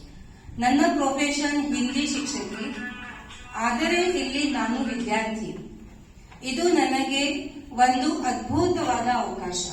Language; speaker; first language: Kannada; non-native, learner; Hindi